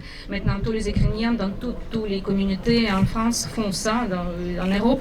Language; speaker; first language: French; non-native, fluent; Ukrainian